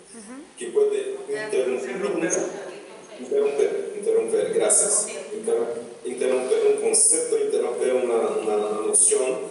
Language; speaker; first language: Spanish; non-native, fluent; Portuguese